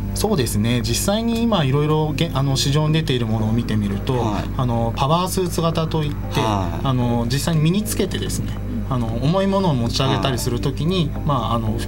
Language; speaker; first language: Japanese; native; Japanese